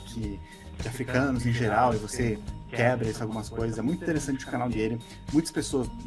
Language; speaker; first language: Portuguese; native; Portuguese